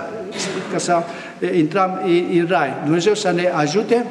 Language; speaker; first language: Romanian; non-native, fluent; Greek